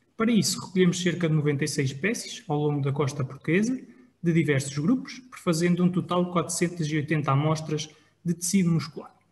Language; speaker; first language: Portuguese; native; Portuguese